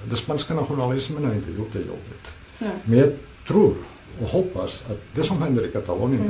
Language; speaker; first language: Swedish; non-native, fluent; Catalan